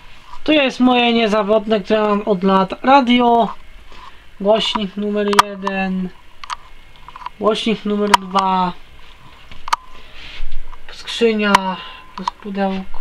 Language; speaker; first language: Polish; native; Polish